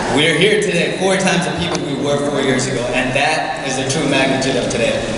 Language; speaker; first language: English; non-native, local second language; Nepali